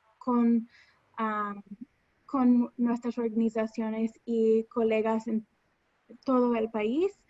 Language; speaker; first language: Spanish; non-native, fluent; English